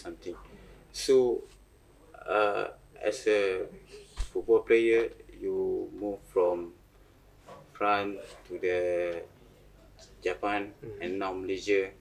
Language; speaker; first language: English; non-native, local second language; Malay